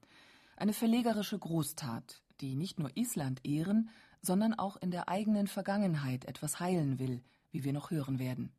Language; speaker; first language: German; native; German